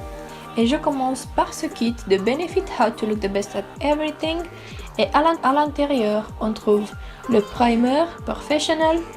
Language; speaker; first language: French; non-native, fluent; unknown